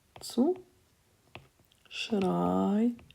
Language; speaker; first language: German; non-native, fluent; Ukrainian